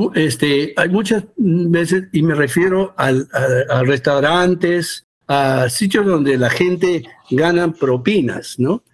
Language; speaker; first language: Spanish; early bilingual, heritage; Spanish